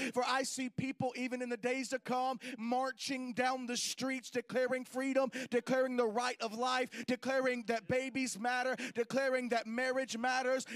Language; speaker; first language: English; native; English